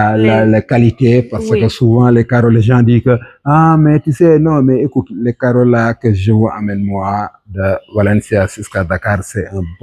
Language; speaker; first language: French; non-native, local second language; Wolof